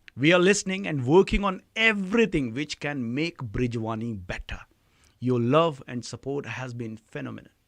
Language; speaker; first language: English; non-native, local second language; Hindi